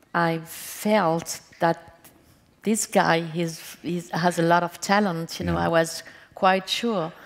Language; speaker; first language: English; non-native, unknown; French